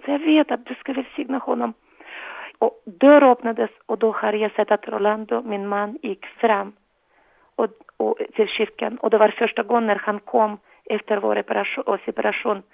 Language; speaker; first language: Swedish; non-native, fluent; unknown